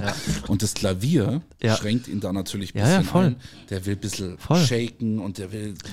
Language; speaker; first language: German; native; German